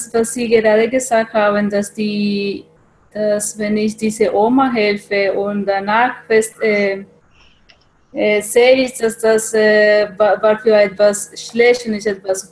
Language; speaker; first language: German; non-native, learner; English